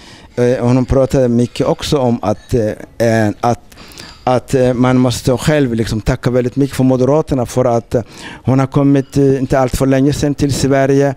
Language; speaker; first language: Swedish; non-native, fluent; Somali